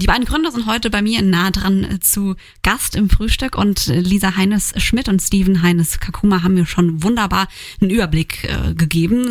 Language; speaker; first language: German; native; German